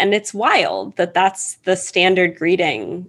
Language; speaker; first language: English; native; English